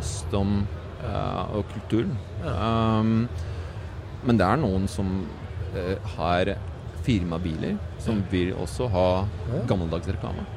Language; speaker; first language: Norwegian; non-native, fluent; Polish